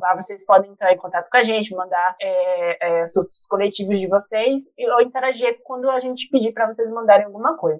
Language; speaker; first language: Portuguese; native; Portuguese